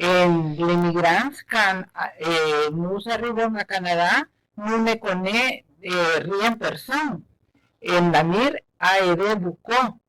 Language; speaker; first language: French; non-native, learner; Spanish